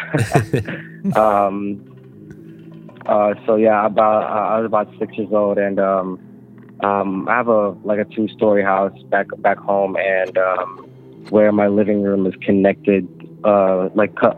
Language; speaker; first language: English; non-native, local second language; Filipino